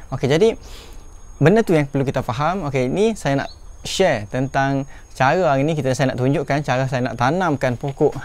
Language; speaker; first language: Malay; native; Malay